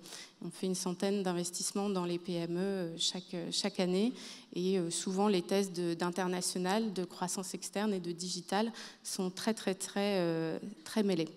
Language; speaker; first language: French; native; French